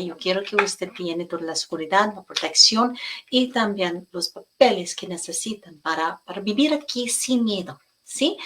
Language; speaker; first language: Spanish; non-native, fluent; English